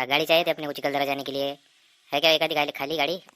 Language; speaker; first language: Hindi; non-native, local second language; Marathi